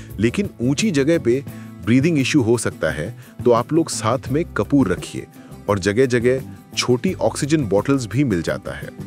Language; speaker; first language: Hindi; non-native, fluent; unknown